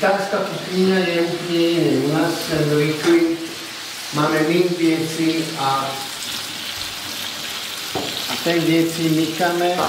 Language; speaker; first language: Czech; non-native, learner; Italian